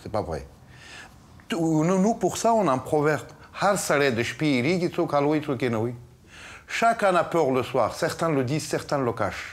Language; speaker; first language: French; non-native, fluent; Persian